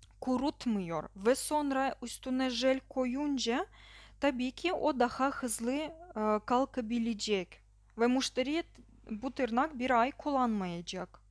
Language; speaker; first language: Turkish; non-native, learner; Russian